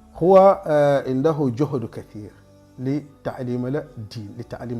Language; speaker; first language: Arabic; non-native, fluent; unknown